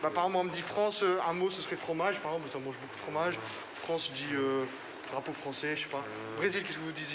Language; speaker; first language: French; native; French